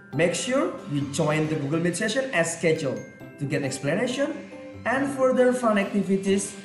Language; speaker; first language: English; non-native, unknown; Indonesian